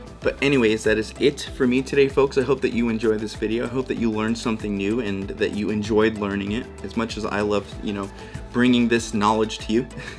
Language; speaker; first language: English; native; English